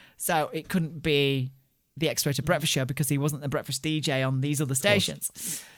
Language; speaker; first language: English; native; English